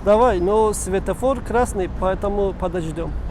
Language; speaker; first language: Russian; non-native, learner; Turkish